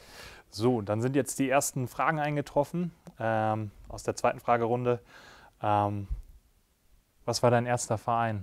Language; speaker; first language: German; native; German